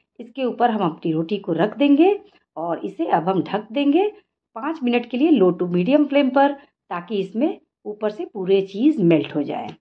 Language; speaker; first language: Hindi; native; Hindi